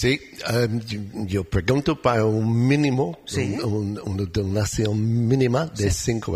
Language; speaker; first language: Spanish; non-native, learner; English